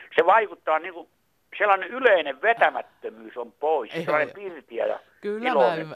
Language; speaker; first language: Finnish; native; Finnish